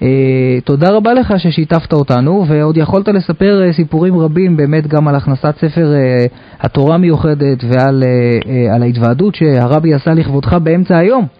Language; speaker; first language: Hebrew; native; Hebrew